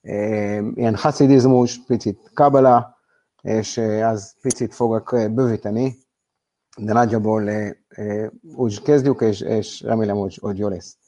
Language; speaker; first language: Hungarian; non-native, learner; Hebrew